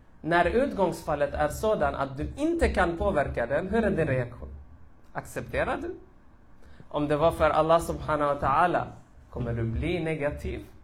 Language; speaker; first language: Swedish; early bilingual, other home language; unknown